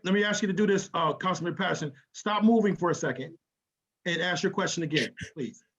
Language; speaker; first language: English; native; English